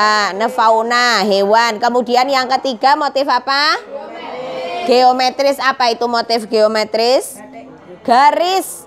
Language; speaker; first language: Indonesian; non-native, local second language; Javanese